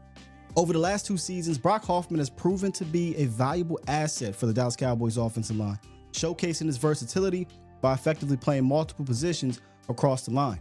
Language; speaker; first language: English; native; English